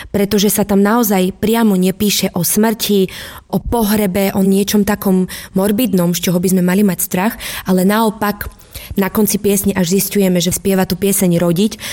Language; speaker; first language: Slovak; native; Slovak